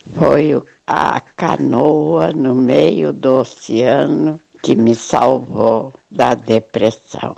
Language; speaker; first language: Portuguese; native; Portuguese